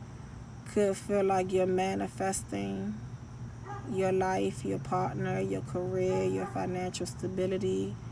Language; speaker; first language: English; native; English